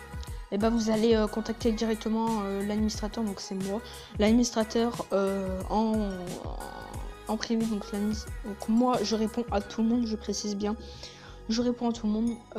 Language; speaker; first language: French; native; French